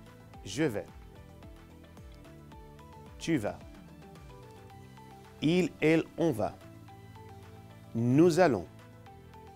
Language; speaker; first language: French; non-native, fluent; Spanish